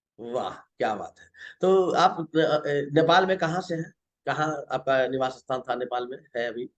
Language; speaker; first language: Hindi; native; Hindi